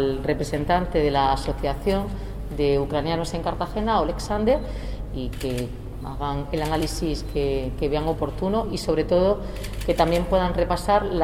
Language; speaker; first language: Spanish; native; Spanish